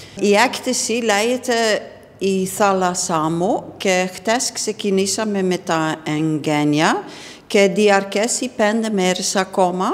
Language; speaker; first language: Greek; non-native, fluent; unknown